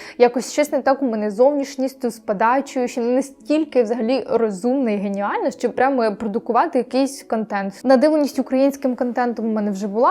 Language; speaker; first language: Ukrainian; non-native, local second language; Russian